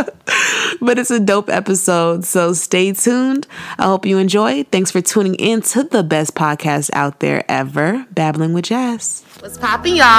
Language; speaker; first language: English; native; English